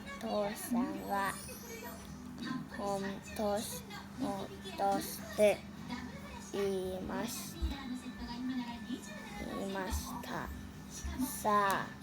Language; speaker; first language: Japanese; non-native, learner; Thai